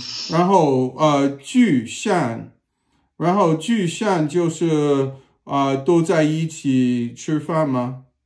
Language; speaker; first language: Chinese; non-native, learner; English